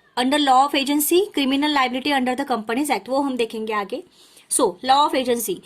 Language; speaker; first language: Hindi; non-native, local second language; Marathi